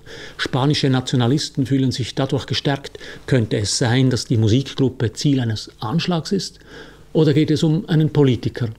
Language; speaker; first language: German; native; German